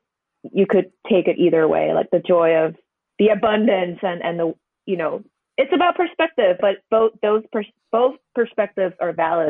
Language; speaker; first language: English; non-native, local second language; Cantonese